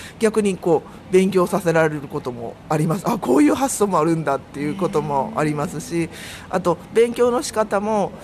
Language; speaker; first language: Japanese; native; Japanese